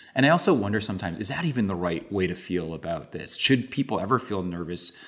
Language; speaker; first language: English; native; English